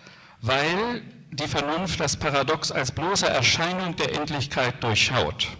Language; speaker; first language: German; native; German